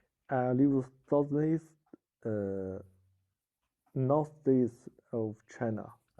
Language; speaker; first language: English; non-native, learner; Chinese